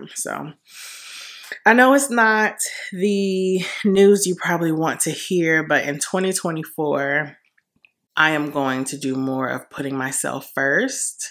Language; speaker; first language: English; native; English